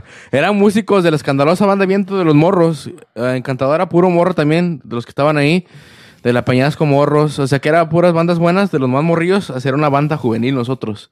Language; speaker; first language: Spanish; early bilingual, other home language; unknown